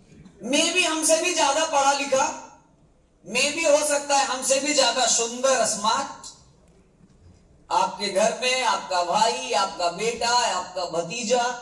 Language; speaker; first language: Hindi; native; Hindi